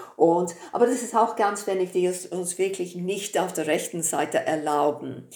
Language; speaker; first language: German; non-native, fluent; English